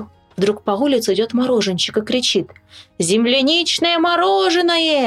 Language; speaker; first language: Russian; native; Russian